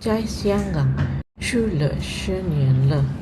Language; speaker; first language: Chinese; non-native, fluent; Indonesian